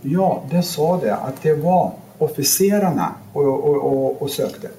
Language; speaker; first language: Swedish; non-native, learner; Lithuanian